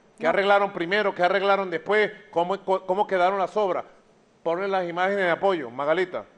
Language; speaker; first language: Spanish; native; Spanish